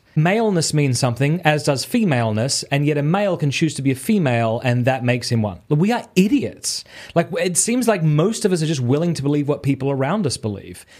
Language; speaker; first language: English; native; English